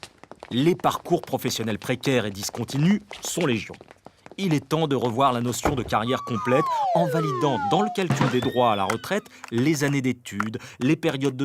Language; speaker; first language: French; native; French